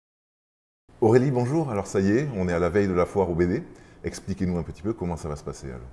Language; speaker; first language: French; native; French